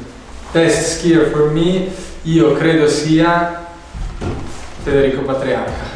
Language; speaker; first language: Italian; native; Italian